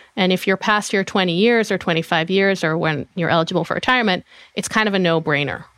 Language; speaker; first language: English; non-native, fluent; Hebrew